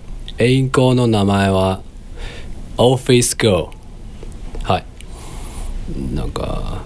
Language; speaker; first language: Japanese; non-native, learner; Chinese